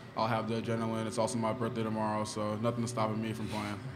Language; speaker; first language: English; native; English